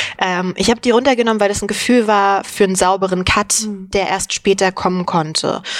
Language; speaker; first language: German; early bilingual, other home language; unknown